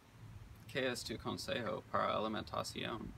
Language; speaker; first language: Spanish; non-native, learner; English